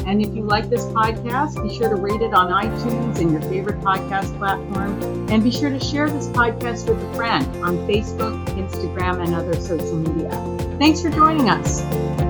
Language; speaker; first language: English; native; English